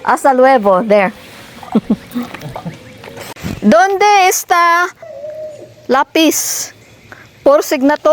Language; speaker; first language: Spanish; non-native, learner; Filipino